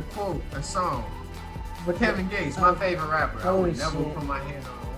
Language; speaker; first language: English; native; English